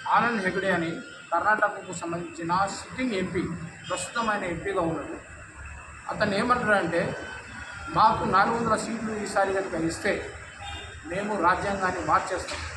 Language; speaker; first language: Telugu; non-native, local second language; Lambadi